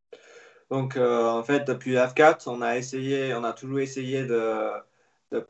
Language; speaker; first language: French; non-native, fluent; Chinese